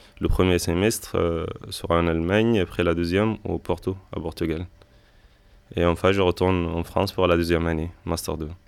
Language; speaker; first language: French; non-native, fluent; Arabic